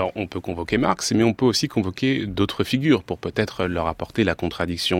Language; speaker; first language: French; native; French